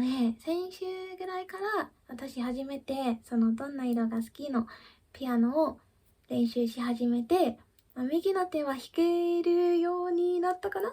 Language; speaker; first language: Japanese; early bilingual, heritage; Japanese